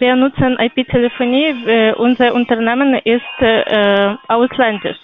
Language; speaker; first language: German; non-native, learner; Lithuanian